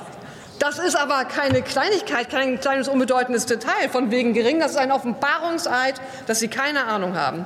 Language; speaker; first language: German; native; German